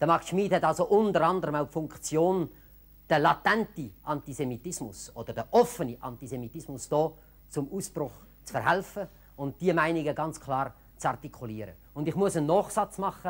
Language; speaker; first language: German; native; German